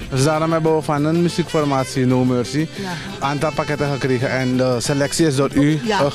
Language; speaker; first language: Dutch; native; Dutch